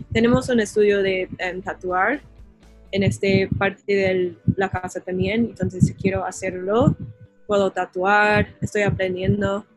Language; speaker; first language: Spanish; non-native, learner; English